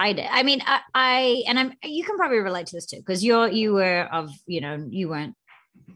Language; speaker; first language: English; native; English